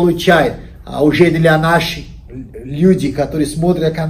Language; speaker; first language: Russian; non-native, learner; Portuguese